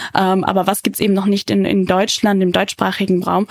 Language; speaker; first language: German; native; German